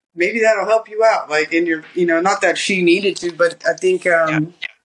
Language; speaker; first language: English; early bilingual, other home language; Malay